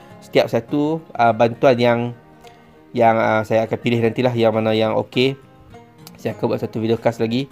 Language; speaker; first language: Malay; native; Malay